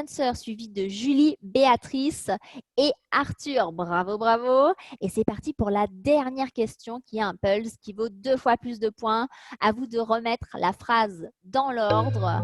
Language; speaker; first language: French; native; French